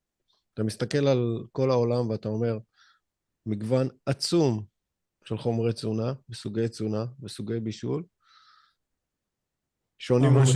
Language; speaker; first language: Hebrew; native; Hebrew